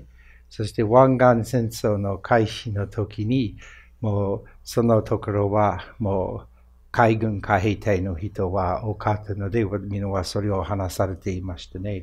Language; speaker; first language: Japanese; non-native, fluent; English